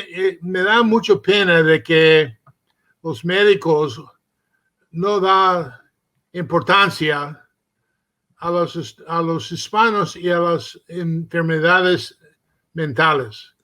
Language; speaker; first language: Spanish; early bilingual, heritage; Spanish